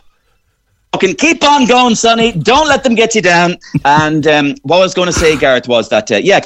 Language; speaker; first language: English; native; English